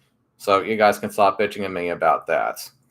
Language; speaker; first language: English; native; English